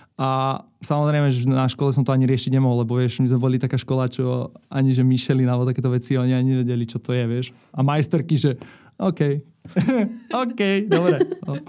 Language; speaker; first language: Slovak; native; Slovak